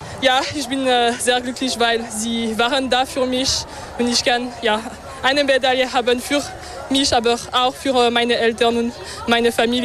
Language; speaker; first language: German; non-native, local second language; French